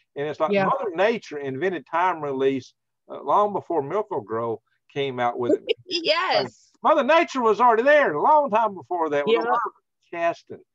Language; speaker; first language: English; native; English